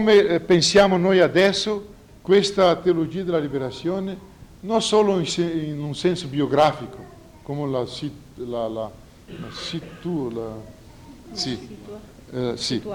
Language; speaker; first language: Italian; non-native, fluent; Portuguese